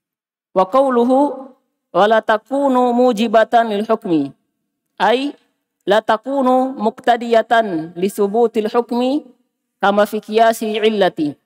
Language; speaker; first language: Arabic; non-native, learner; Indonesian